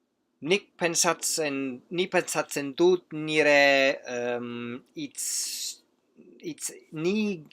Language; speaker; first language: Basque; non-native, learner; English